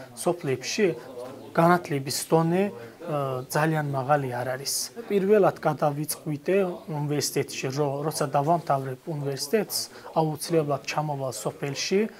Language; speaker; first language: Georgian; non-native, local second language; Azerbaijani